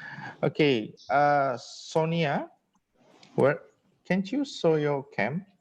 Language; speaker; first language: English; non-native, fluent; Indonesian